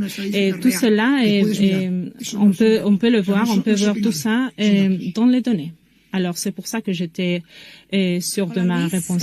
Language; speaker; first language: French; non-native, fluent; Spanish